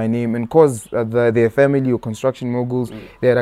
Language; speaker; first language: English; non-native, local second language; Tsonga